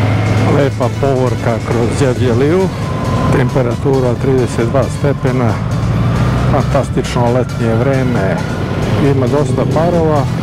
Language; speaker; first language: Croatian; native; Croatian